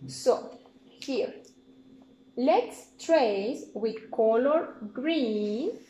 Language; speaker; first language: English; non-native, fluent; Spanish